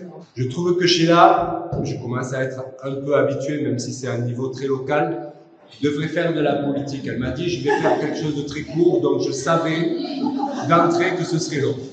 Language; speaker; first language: French; native; French